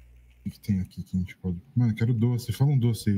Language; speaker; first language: Portuguese; native; Portuguese